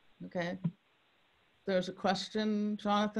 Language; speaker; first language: English; native; English